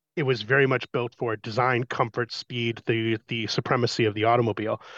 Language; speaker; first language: English; native; English